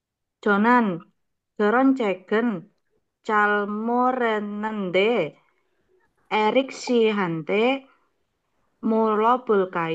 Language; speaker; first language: Korean; non-native, learner; Indonesian